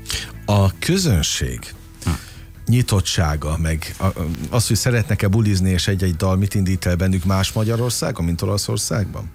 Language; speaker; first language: Hungarian; native; Hungarian